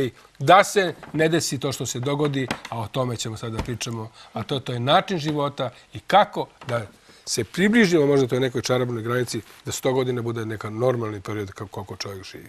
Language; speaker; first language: Croatian; native; Croatian